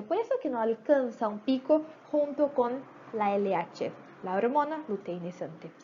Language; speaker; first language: Spanish; native; Spanish